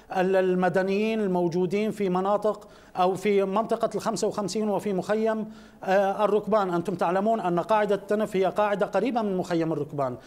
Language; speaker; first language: Arabic; native; Arabic